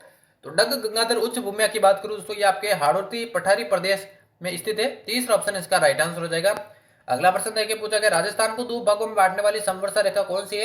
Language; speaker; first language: Hindi; native; Hindi